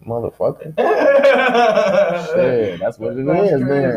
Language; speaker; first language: English; native; English